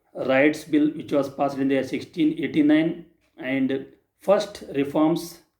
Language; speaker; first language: English; non-native, local second language; Kannada